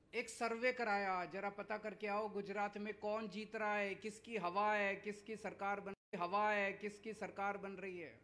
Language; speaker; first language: Hindi; native; Hindi